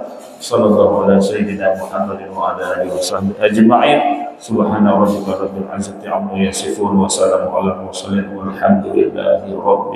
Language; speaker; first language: Arabic; non-native, fluent; Indonesian